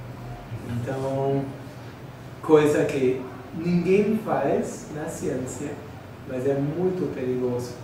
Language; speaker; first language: Portuguese; non-native, learner; English